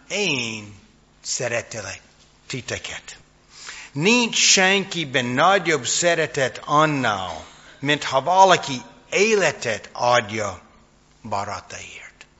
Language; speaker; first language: Hungarian; non-native, fluent; English